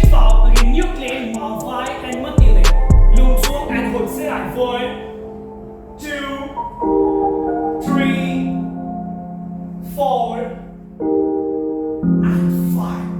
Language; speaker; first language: Vietnamese; non-native, learner; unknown